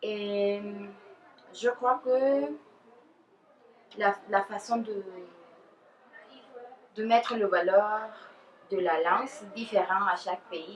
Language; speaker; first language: French; non-native, fluent; Spanish